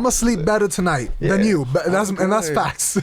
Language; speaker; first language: English; native; English